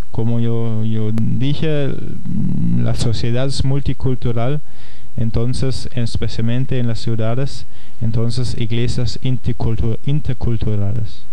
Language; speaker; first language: Spanish; non-native, fluent; German